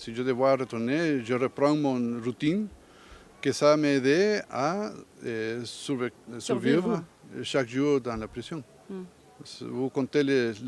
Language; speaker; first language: French; non-native, learner; Spanish